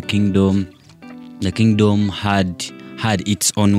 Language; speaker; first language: English; non-native, local second language; Ganda